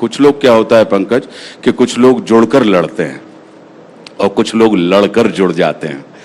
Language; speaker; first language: Hindi; native; Hindi